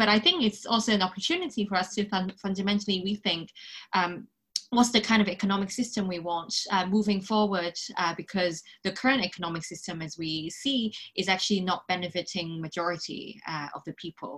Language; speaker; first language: English; non-native, local second language; Cantonese